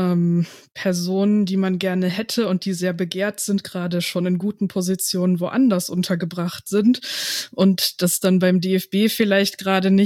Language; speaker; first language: German; native; German